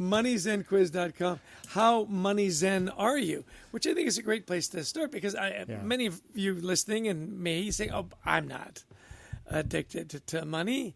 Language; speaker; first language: English; native; English